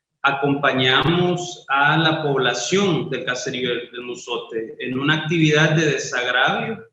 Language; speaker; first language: Spanish; native; Spanish